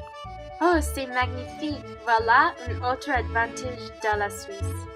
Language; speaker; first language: French; non-native, learner; English